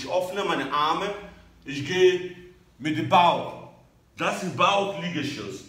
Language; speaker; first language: German; non-native, learner; English